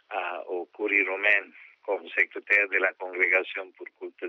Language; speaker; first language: French; non-native, fluent; Sinhala